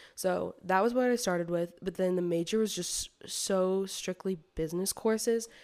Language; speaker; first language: English; native; English